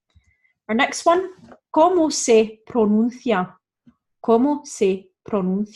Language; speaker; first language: Spanish; non-native, fluent; English